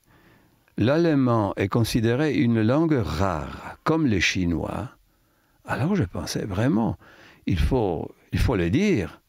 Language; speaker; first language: French; non-native, fluent; Italian